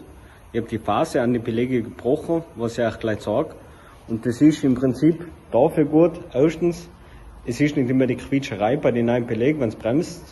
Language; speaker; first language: German; native; German